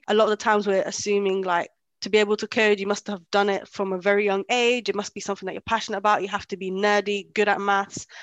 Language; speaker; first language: English; early bilingual, other home language; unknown